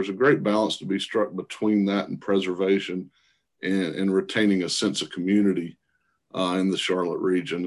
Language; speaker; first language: English; native; English